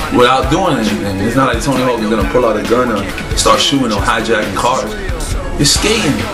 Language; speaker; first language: English; native; English